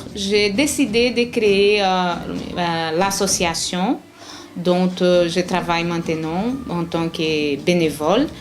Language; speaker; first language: French; non-native, fluent; Portuguese